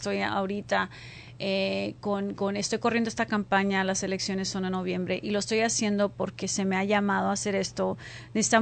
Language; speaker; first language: Spanish; early bilingual, heritage; Spanish